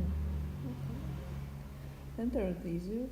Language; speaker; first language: English; non-native, learner; Russian